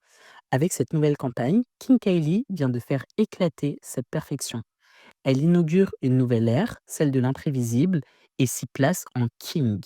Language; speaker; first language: French; native; French